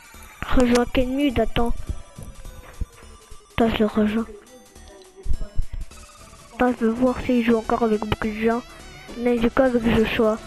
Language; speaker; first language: French; native; French